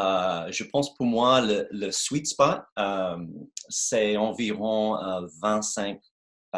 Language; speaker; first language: French; non-native, fluent; English